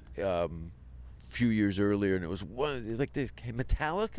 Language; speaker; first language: English; native; English